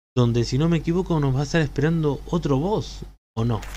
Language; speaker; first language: Spanish; native; Spanish